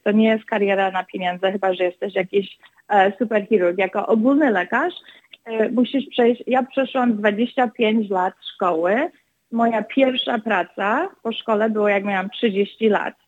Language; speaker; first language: Polish; early bilingual, other home language; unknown